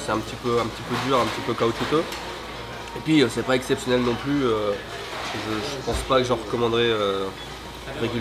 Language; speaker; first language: French; native; French